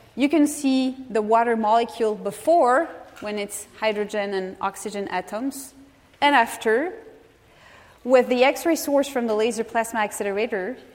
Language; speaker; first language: English; non-native, fluent; French